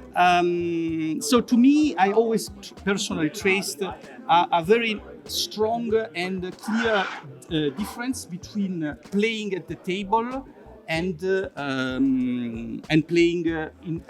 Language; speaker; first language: English; non-native, fluent; Italian